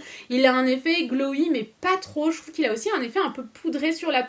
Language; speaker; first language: French; native; French